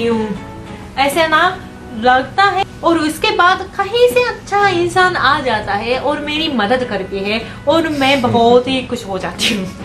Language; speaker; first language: Hindi; non-native, fluent; Japanese